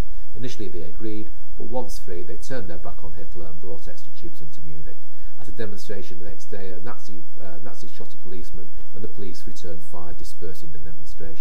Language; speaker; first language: English; native; English